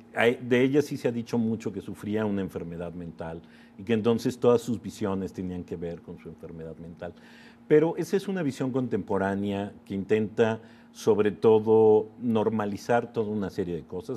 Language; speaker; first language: Spanish; native; Spanish